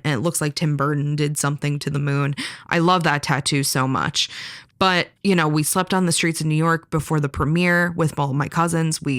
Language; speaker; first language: English; native; English